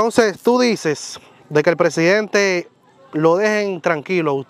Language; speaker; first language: Spanish; native; Spanish